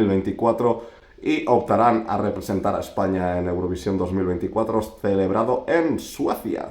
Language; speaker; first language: Spanish; native; Spanish